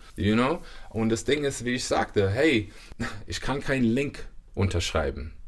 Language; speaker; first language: German; native; German